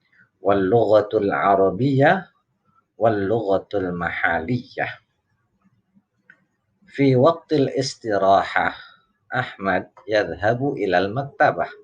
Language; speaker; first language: Arabic; non-native, fluent; Indonesian